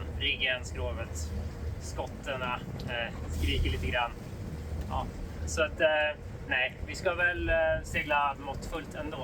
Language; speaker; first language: Swedish; native; Swedish